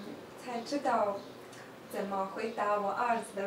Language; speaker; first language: Chinese; non-native, learner; Russian